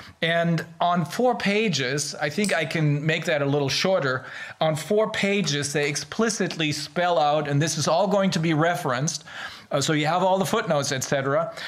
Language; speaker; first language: English; non-native, fluent; German